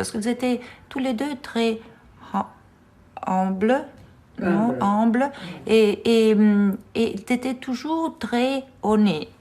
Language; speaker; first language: French; non-native, fluent; Italian